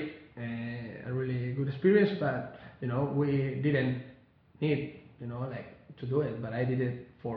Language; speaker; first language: English; non-native, learner; Spanish